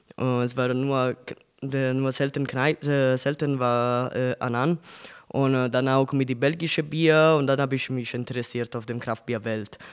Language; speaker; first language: German; non-native, learner; Italian